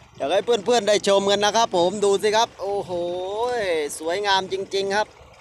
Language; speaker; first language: Thai; native; Thai